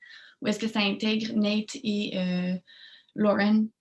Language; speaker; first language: French; native; French